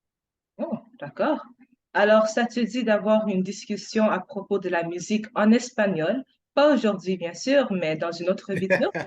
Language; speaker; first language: French; non-native, fluent; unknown